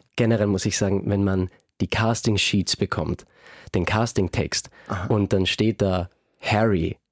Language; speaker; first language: German; native; German